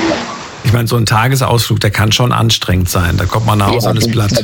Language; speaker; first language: German; native; German